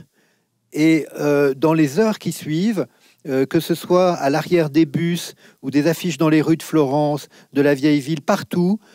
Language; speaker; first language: French; native; French